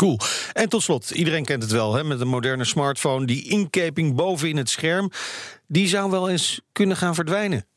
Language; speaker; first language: Dutch; native; Dutch